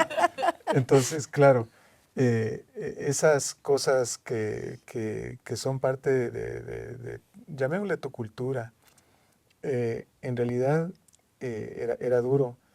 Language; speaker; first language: Spanish; native; Spanish